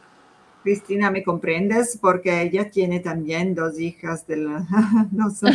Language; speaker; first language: Spanish; non-native, fluent; Italian